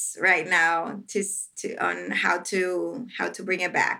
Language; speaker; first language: English; non-native, fluent; Spanish